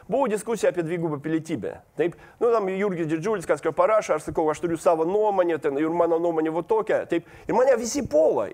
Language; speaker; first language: Lithuanian; non-native, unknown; Russian